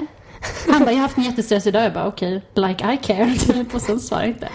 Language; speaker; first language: Swedish; native; Swedish